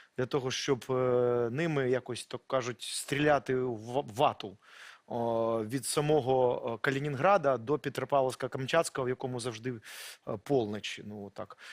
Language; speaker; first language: Ukrainian; non-native, local second language; Russian